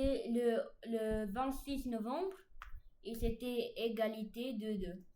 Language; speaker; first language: French; non-native, learner; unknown